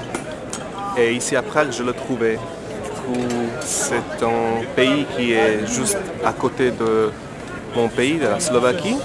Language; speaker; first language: French; non-native, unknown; Slovak